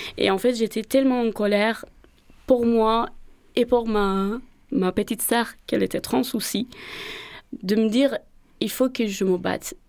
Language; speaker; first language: French; non-native, fluent; Persian